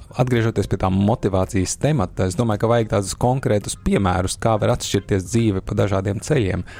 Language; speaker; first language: Latvian; native; Latvian